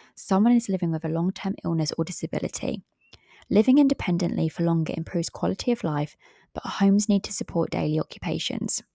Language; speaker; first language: English; native; English